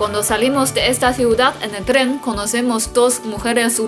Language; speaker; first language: Spanish; non-native, fluent; Chinese